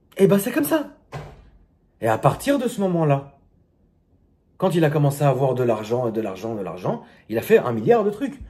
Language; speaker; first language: French; native; French